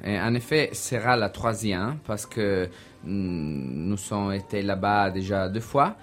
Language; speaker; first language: French; non-native, learner; Italian